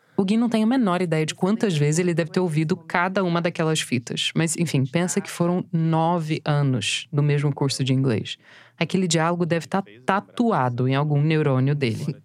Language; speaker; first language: Portuguese; non-native, fluent; English